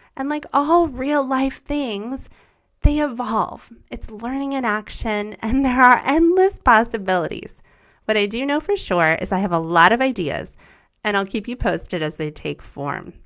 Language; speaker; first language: English; early bilingual, other home language; German